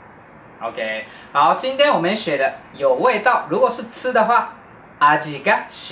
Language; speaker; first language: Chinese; non-native, fluent; Japanese